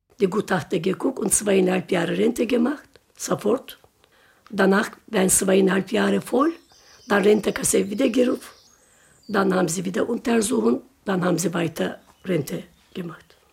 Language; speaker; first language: German; non-native, learner; Turkish